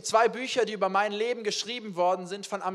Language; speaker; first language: German; native; German